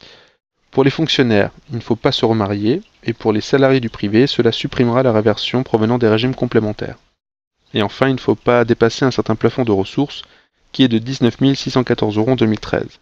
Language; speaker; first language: French; native; French